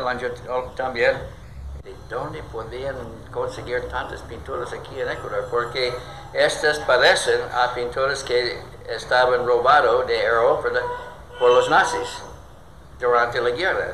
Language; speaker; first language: Spanish; non-native, learner; English